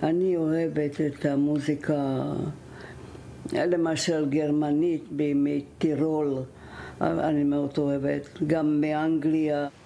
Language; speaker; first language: Hebrew; non-native, fluent; German